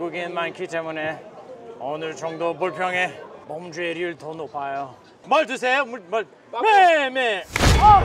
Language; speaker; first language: Korean; non-native, fluent; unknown